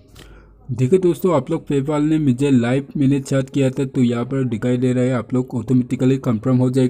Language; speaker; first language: Hindi; non-native, local second language; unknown